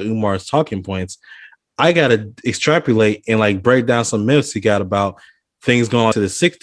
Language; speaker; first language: English; native; English